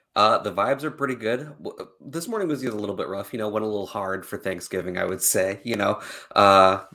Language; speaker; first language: English; native; English